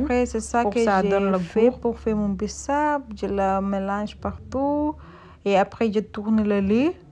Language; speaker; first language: French; non-native, learner; Soninke